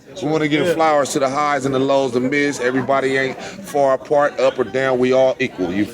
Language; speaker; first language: English; native; English